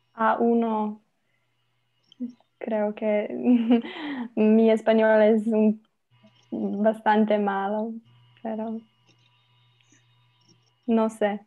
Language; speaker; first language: Spanish; non-native, learner; Slovenian